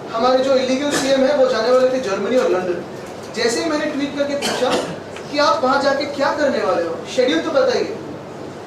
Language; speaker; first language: Hindi; non-native, local second language; Marathi